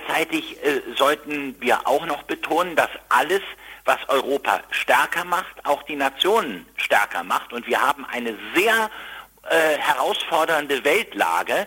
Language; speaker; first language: German; native; German